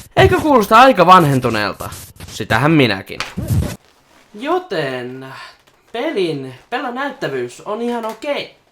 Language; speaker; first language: Finnish; native; Finnish